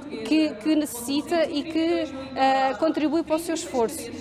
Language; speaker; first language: Portuguese; native; Portuguese